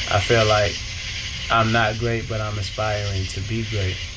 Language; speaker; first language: English; native; English